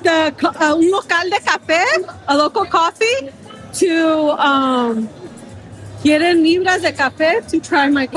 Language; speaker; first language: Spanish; early bilingual, heritage; Spanish